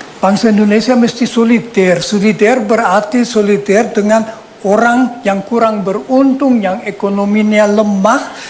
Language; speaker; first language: Indonesian; non-native, fluent; German